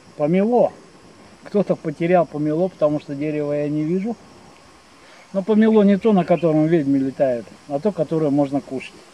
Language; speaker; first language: Russian; native; Russian